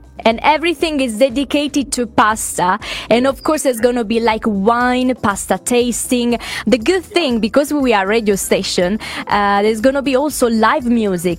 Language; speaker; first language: English; non-native, fluent; Italian